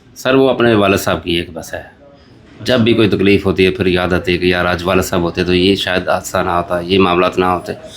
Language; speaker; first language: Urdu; non-native, local second language; Punjabi